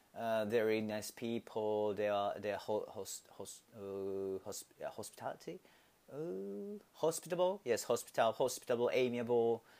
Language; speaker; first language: English; non-native, learner; Japanese